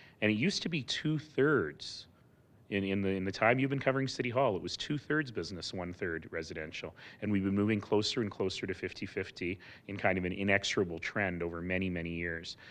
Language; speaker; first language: English; native; English